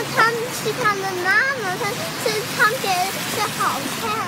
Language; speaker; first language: Chinese; early bilingual, heritage; Chinese